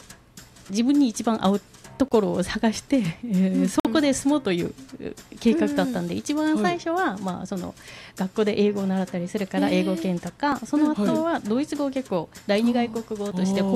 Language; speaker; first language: Japanese; non-native, fluent; Korean